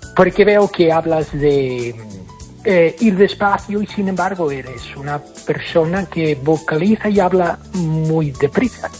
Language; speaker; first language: Spanish; non-native, fluent; English